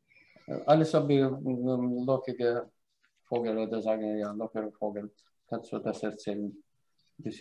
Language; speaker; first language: German; non-native, fluent; Russian